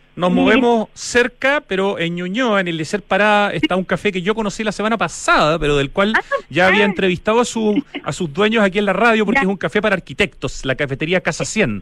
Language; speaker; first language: Spanish; native; Spanish